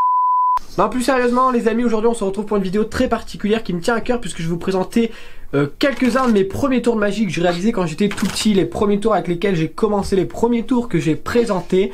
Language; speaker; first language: French; native; French